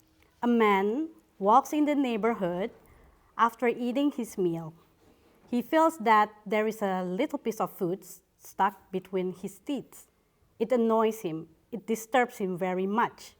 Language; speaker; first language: English; non-native, fluent; Indonesian